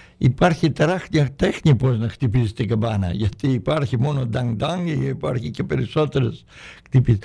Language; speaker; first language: Greek; native; Greek